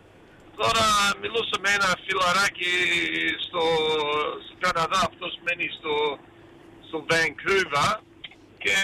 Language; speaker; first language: Greek; early bilingual, heritage; Greek